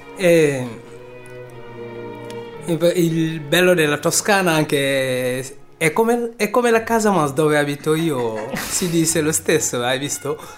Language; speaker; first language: Italian; non-native, learner; Wolof